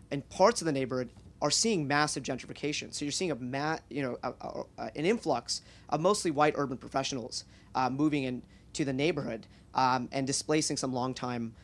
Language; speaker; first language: English; native; English